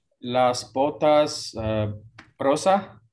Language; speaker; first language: Spanish; non-native, fluent; English